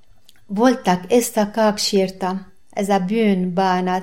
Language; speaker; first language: Hungarian; non-native, learner; Arabic